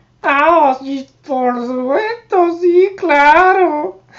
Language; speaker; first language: Spanish; native; Spanish